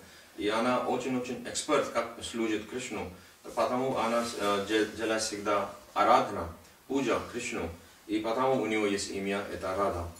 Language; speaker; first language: Russian; non-native, learner; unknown